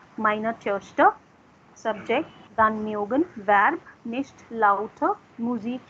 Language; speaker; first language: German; non-native, fluent; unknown